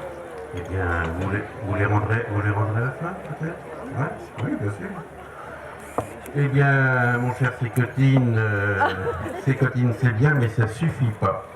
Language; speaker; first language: French; native; French